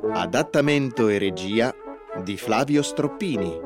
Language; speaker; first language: Italian; native; Italian